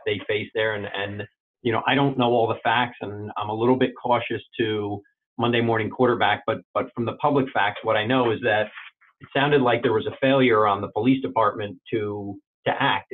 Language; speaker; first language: English; native; English